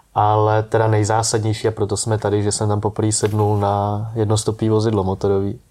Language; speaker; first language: Czech; native; Czech